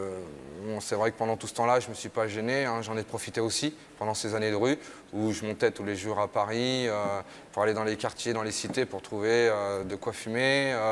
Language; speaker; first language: French; native; French